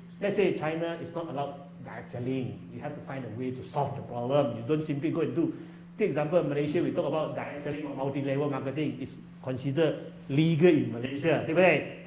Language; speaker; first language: English; non-native, local second language; Chinese